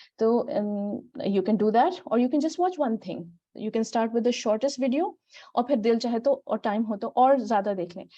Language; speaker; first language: Urdu; native; Urdu